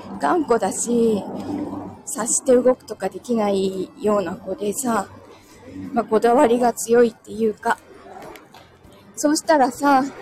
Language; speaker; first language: Japanese; native; Japanese